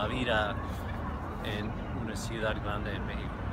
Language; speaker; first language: Spanish; non-native, fluent; English